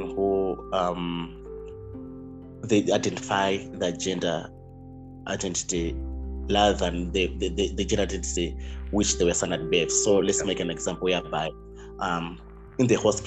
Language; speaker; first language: English; non-native, local second language; Nyanja